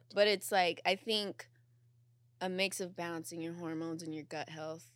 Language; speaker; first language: English; native; English